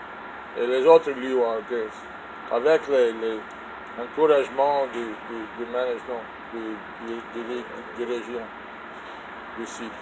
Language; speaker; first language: French; non-native, learner; English